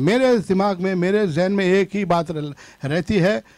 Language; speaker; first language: Hindi; native; Hindi